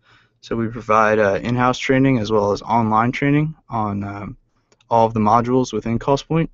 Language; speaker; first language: English; native; English